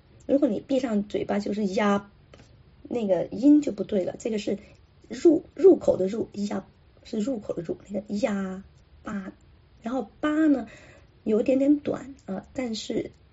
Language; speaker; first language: Chinese; non-native, local second language; Cantonese